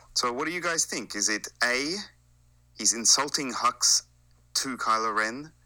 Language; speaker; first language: English; native; English